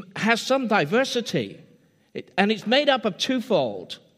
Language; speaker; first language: English; native; English